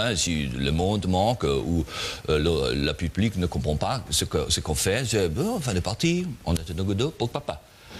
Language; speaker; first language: French; non-native, learner; German